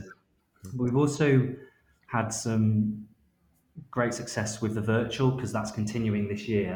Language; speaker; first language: English; native; English